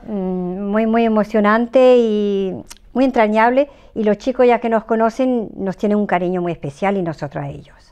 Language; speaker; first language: Spanish; native; Spanish